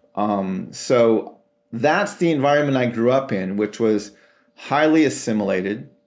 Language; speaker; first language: English; native; English